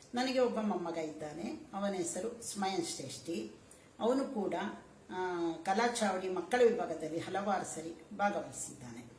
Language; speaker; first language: Kannada; native; Kannada